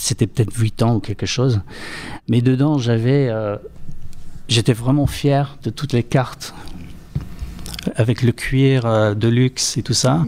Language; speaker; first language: French; non-native, fluent; English